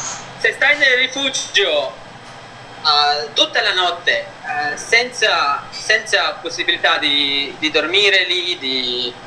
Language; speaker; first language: Italian; non-native, fluent; Ukrainian